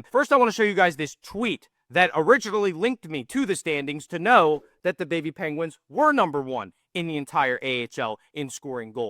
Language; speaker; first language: English; native; English